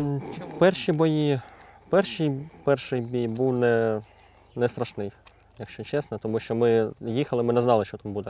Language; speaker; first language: Ukrainian; native; Ukrainian